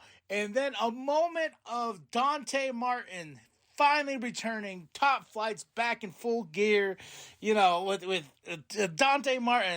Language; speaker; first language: English; native; English